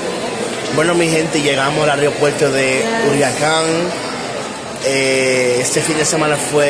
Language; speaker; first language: Spanish; early bilingual, heritage; Spanish